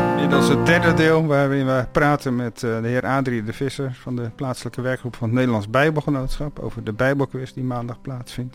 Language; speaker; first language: Dutch; native; Dutch